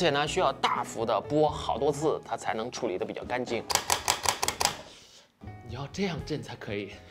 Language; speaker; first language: Chinese; native; Chinese